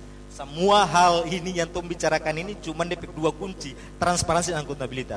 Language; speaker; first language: Indonesian; native; Indonesian